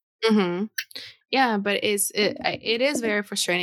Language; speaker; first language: English; non-native, fluent; Spanish